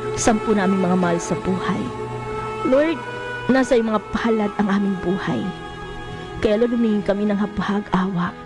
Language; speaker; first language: Filipino; native; Filipino